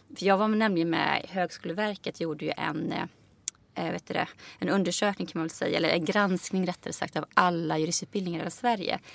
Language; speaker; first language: Swedish; native; Swedish